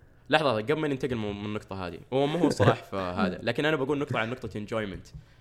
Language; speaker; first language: Arabic; native; Arabic